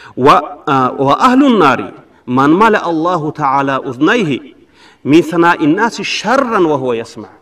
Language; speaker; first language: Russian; non-native, local second language; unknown